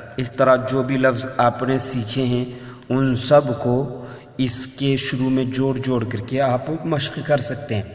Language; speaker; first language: Urdu; native; Urdu